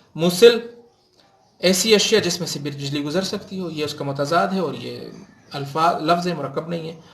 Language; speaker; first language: Urdu; non-native, local second language; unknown